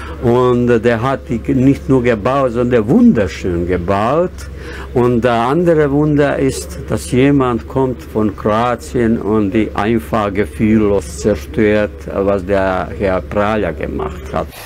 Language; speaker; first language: German; non-native, fluent; Bosnian